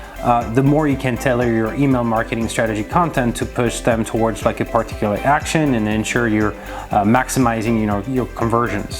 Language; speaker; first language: English; non-native, fluent; French